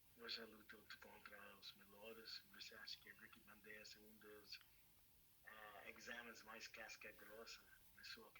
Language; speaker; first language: Portuguese; non-native, fluent; English